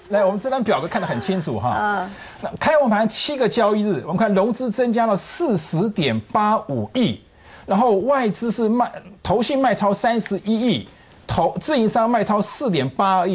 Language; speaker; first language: Chinese; native; Chinese